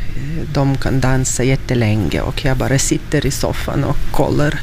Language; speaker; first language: Swedish; non-native, fluent; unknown